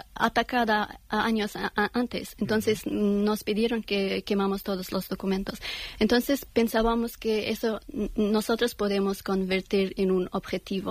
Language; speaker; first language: Spanish; non-native, learner; Persian